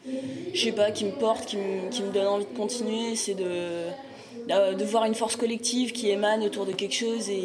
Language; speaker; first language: French; native; French